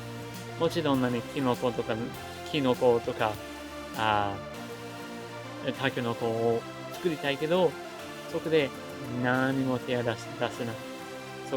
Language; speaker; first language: Japanese; non-native, learner; English